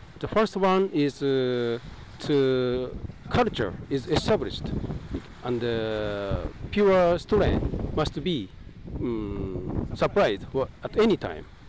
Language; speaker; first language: English; non-native, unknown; Japanese